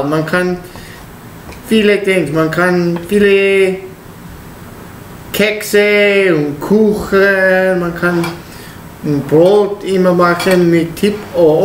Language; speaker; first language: German; non-native, learner; Italian